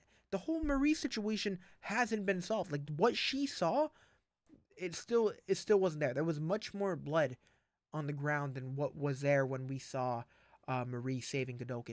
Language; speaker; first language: English; native; English